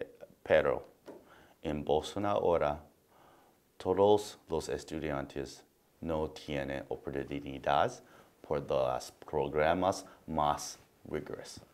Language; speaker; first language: Spanish; non-native, learner; English